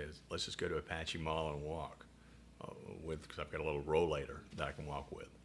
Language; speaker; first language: English; native; English